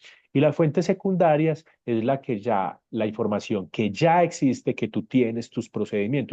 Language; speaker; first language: Spanish; native; Spanish